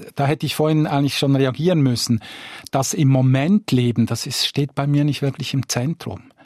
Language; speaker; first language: German; native; German